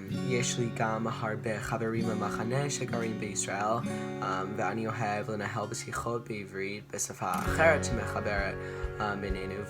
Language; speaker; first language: Hebrew; non-native, learner; English